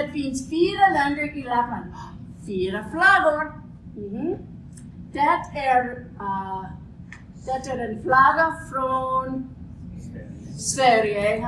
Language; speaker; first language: Swedish; non-native, fluent; English